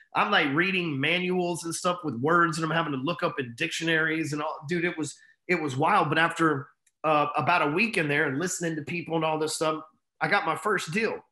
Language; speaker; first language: English; native; English